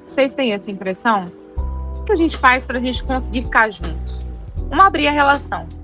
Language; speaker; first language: Portuguese; native; Portuguese